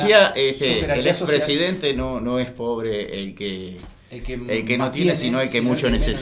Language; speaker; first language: Spanish; native; Spanish